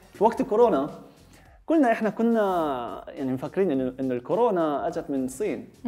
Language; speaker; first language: Arabic; non-native, fluent; Korean